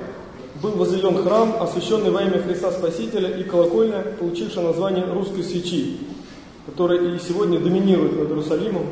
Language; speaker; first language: Russian; native; Russian